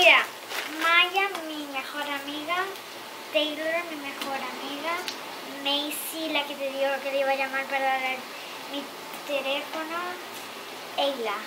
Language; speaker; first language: Spanish; early bilingual, other home language; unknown